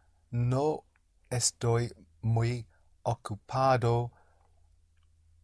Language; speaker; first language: Spanish; non-native, learner; English